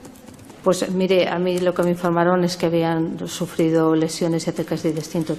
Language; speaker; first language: Spanish; native; Spanish